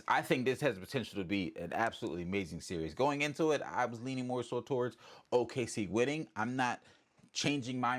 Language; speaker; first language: English; native; English